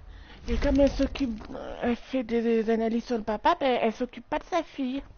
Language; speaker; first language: French; native; French